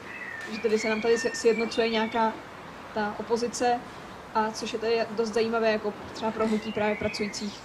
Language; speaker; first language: Czech; native; Czech